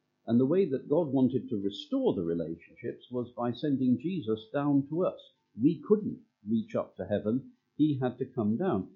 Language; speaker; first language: English; native; English